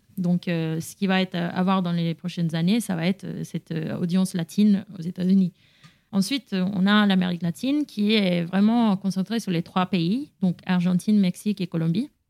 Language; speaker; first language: French; non-native, fluent; Spanish